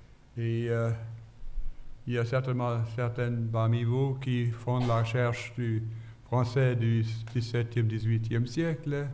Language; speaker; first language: French; non-native, fluent; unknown